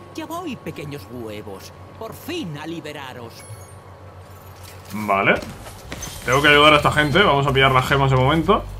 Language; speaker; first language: Spanish; native; Spanish